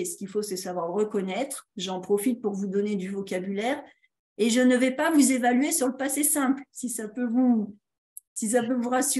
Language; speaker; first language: French; native; French